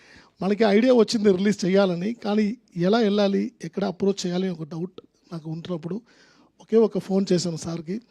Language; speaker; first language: Telugu; non-native, learner; Tamil